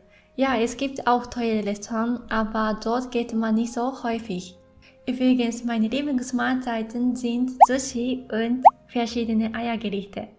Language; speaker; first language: German; non-native, fluent; Japanese